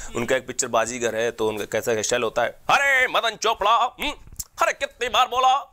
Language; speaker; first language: Hindi; native; Hindi